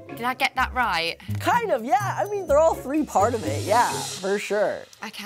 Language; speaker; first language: English; native; English